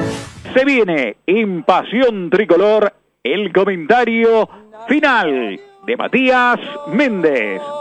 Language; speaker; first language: Spanish; native; Spanish